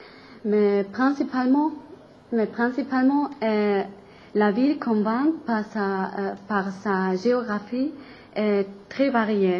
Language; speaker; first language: French; non-native, learner; German